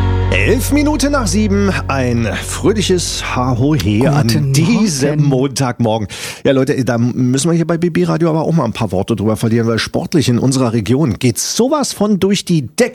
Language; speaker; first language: German; native; German